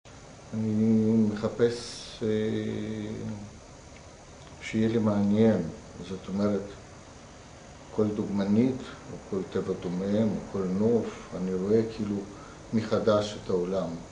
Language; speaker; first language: Hebrew; non-native, fluent; Russian